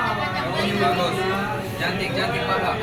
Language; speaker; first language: Indonesian; non-native, learner; Arabic